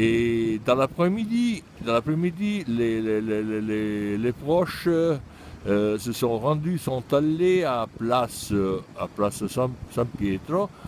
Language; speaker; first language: French; non-native, fluent; Italian